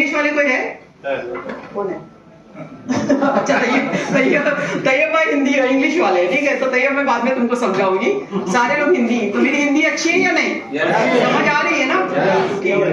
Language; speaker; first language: Hindi; native; Hindi